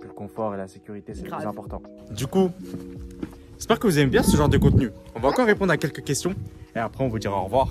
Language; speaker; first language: French; early bilingual, other home language; Turkish